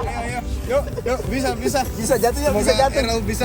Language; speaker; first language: Indonesian; non-native, learner; English